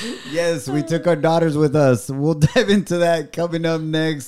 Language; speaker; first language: English; early bilingual, other home language; Spanish